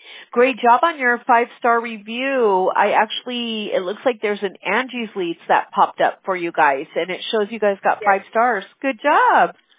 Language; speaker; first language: English; early bilingual, other home language; Spanish